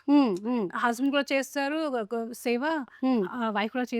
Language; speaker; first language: Telugu; non-native, local second language; Hindi